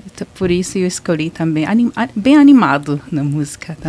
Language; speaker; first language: Portuguese; non-native, learner; Japanese